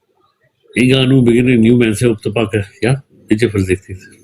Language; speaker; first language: Dutch; non-native, fluent; Punjabi